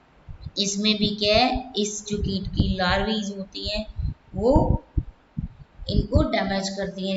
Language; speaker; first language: Hindi; native; Hindi